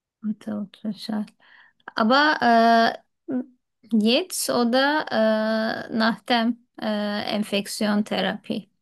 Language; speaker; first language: German; non-native, learner; Turkish